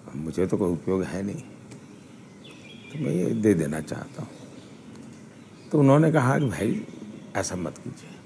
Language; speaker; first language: Hindi; non-native, local second language; Gujarati